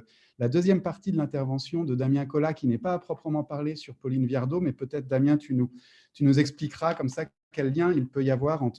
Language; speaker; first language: French; native; French